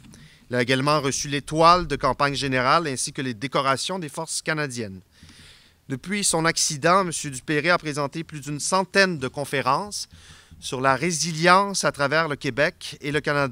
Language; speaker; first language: French; native; French